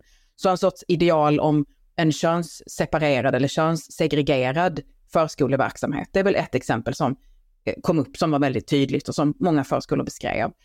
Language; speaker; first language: Swedish; native; Swedish